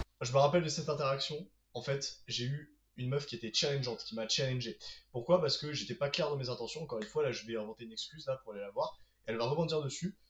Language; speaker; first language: French; native; French